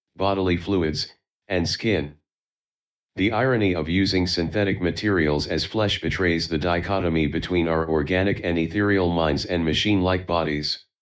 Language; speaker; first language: English; non-native, fluent; Chinese